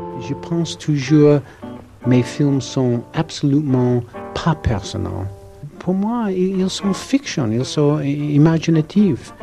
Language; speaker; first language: French; non-native, learner; English